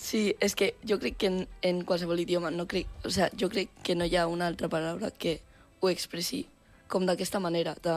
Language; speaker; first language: Catalan; non-native, local second language; Spanish